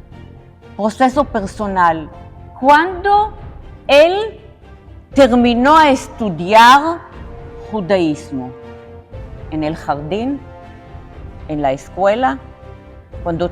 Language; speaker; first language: Spanish; non-native, fluent; Hebrew